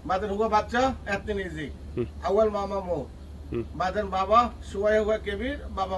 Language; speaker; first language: Arabic; non-native, learner; Bangla